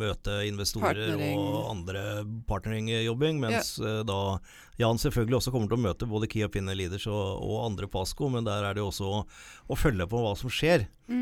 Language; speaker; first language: Norwegian; native; Norwegian